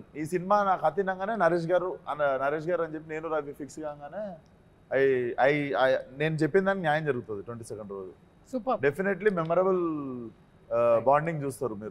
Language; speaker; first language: Telugu; native; Telugu